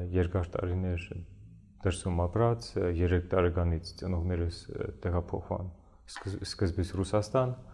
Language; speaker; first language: Armenian; early bilingual, heritage; Armenian